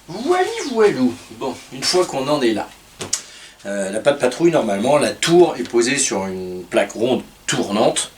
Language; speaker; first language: French; native; French